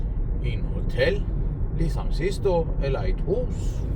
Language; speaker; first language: Danish; non-native, learner; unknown